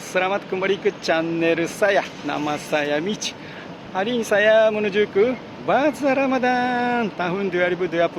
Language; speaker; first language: Malay; non-native, learner; Japanese